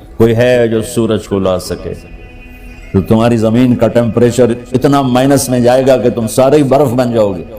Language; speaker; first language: Urdu; non-native, local second language; Punjabi